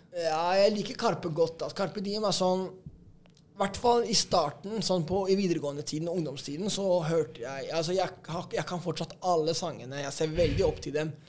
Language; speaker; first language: Norwegian; native; Norwegian